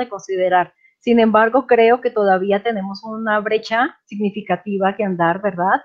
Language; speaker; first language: Spanish; native; Spanish